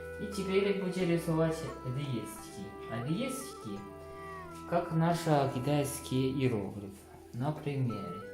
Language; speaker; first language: Russian; non-native, learner; Chinese